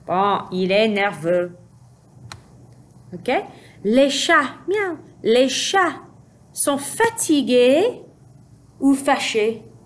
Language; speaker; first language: French; non-native, fluent; English